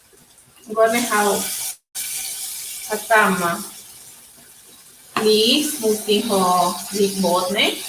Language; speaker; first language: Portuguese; non-native, local second language; Tetum